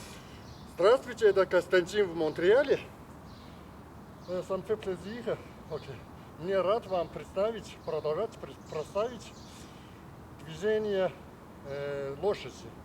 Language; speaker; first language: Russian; non-native, learner; Chinese